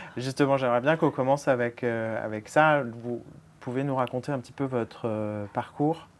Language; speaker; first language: French; native; French